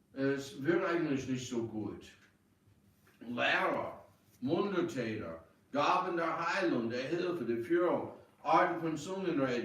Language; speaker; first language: German; non-native, fluent; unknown